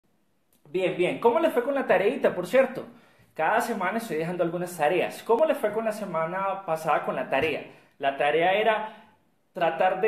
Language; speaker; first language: Spanish; native; Spanish